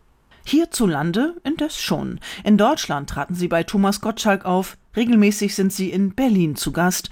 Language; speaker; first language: German; native; German